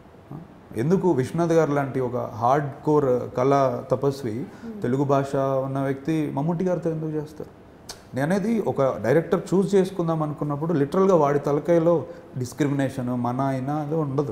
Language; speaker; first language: Telugu; native; Telugu